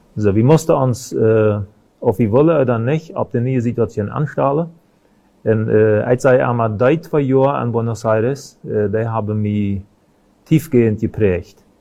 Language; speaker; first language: German; non-native, local second language; Plautdietsch